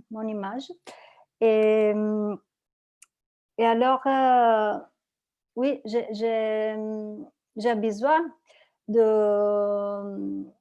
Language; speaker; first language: French; non-native, learner; Italian